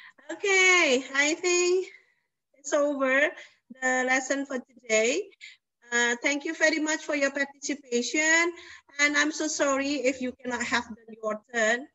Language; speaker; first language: English; non-native, fluent; Indonesian